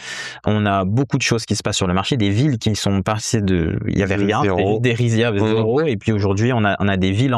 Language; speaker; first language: French; native; French